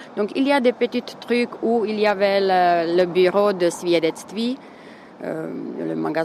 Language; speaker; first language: French; non-native, fluent; Czech